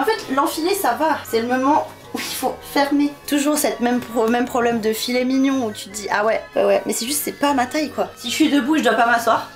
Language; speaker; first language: French; native; French